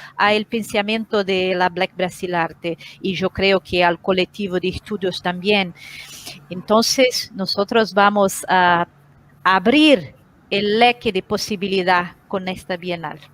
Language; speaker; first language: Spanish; non-native, learner; Portuguese